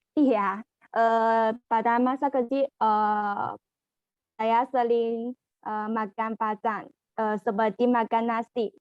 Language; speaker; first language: Indonesian; non-native, learner; Chinese